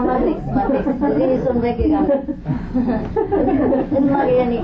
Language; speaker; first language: German; non-native, fluent; Vietnamese